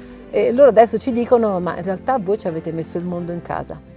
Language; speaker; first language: Italian; native; Italian